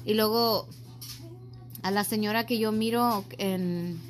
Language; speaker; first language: Spanish; early bilingual, heritage; Spanish